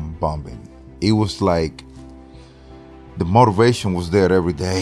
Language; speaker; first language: English; non-native, fluent; Spanish